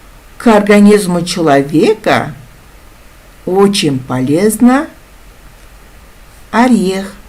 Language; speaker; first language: Russian; non-native, local second language; Kazakh